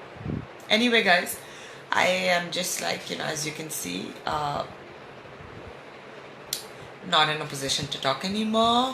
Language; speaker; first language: English; non-native, local second language; Hindi